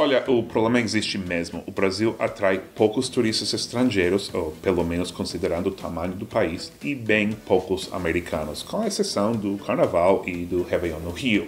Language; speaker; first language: Portuguese; non-native, fluent; English